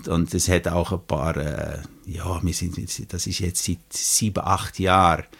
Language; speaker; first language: German; native; German